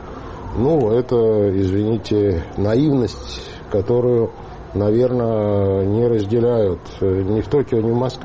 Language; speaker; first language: Russian; native; Russian